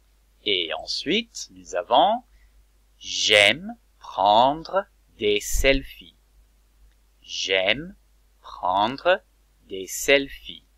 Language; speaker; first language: French; non-native, fluent; English